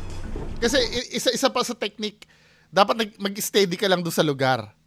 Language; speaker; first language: Filipino; native; Filipino